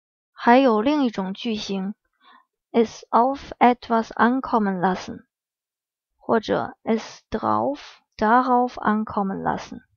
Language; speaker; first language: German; non-native, fluent; Chinese